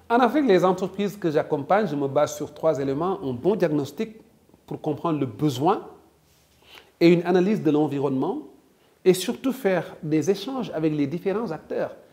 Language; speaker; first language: French; non-native, local second language; Wolof